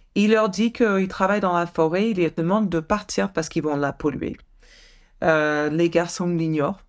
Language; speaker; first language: French; non-native, fluent; English